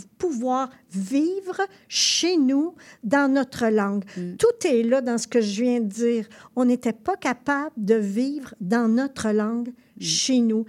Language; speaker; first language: French; native; French